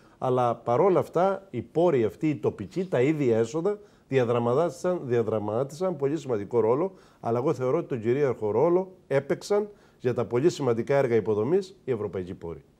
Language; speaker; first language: Greek; native; Greek